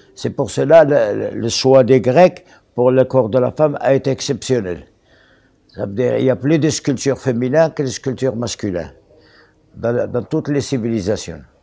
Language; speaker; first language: French; non-native, local second language; Arabic